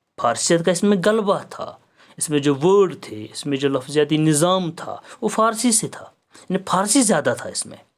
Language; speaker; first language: Urdu; native; Urdu